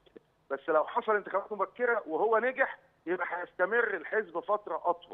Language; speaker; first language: Arabic; native; Arabic